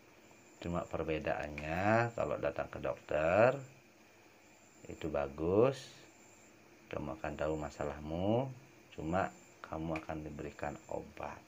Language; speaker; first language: Indonesian; native; Indonesian